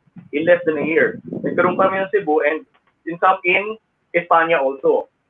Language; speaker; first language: English; non-native, local second language; Filipino